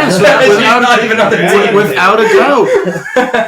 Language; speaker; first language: English; native; English